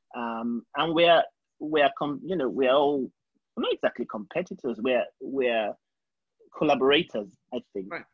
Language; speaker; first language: English; non-native, local second language; Yoruba